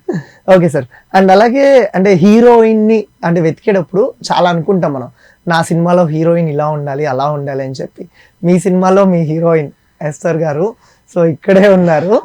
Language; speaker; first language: Telugu; native; Telugu